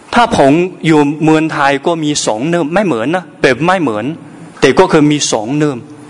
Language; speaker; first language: Thai; non-native, learner; Chinese